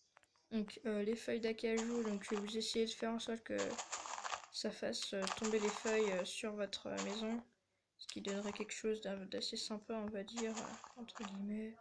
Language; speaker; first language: French; native; French